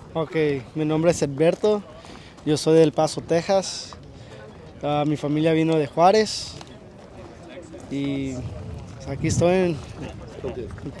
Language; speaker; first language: Spanish; early bilingual, heritage; Spanish